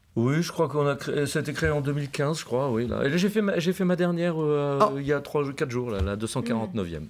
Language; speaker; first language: French; native; French